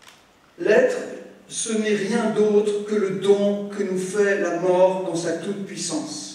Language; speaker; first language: French; native; French